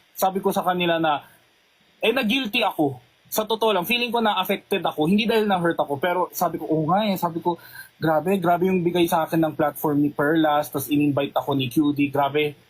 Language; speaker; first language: Filipino; non-native, fluent; Korean